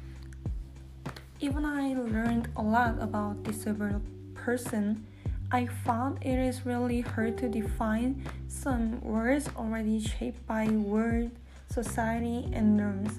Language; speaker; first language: English; non-native, learner; Korean